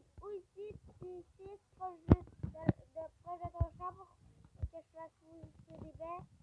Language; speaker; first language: French; native; French